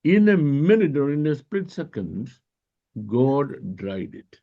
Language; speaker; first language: English; non-native, local second language; Malayalam